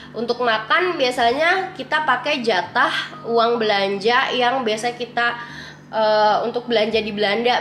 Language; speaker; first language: Indonesian; native; Indonesian